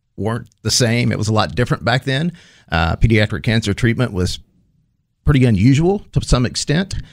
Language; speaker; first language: English; native; English